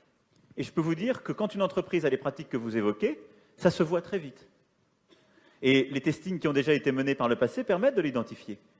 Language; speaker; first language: French; native; French